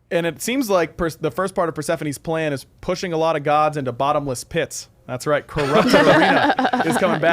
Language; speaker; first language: English; native; English